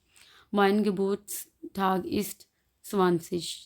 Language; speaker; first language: German; non-native, fluent; Urdu